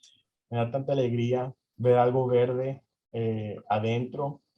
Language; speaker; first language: Spanish; early bilingual, heritage; Spanish